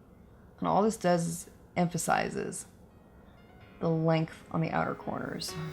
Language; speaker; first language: English; native; English